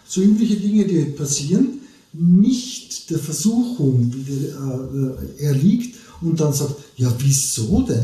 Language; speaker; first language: German; native; German